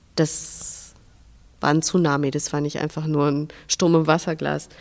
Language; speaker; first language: German; non-native, fluent; Belarusian